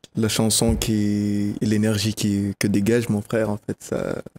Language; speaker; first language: French; non-native, local second language; Malagasy